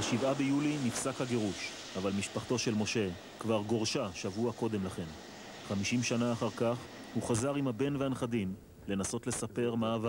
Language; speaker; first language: Hebrew; native; Hebrew